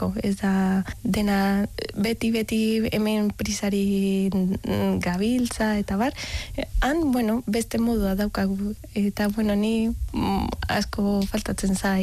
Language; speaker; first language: Basque; non-native, learner; Spanish